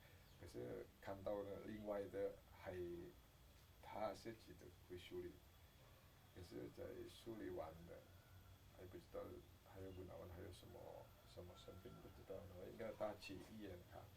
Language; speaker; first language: Chinese; non-native, learner; Indonesian